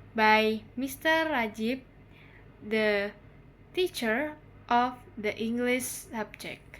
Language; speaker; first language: English; non-native, learner; Indonesian